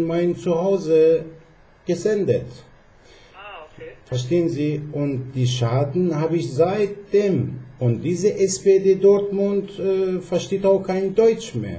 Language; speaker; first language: German; non-native, fluent; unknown